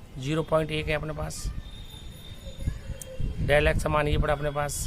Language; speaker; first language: Hindi; native; Hindi